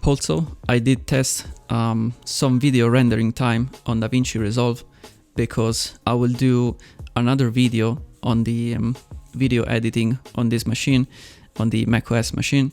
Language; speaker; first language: English; non-native, fluent; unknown